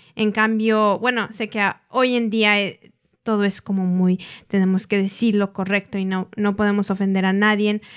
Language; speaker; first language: Spanish; early bilingual, heritage; Spanish